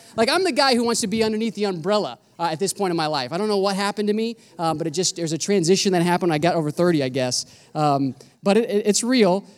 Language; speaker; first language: English; native; English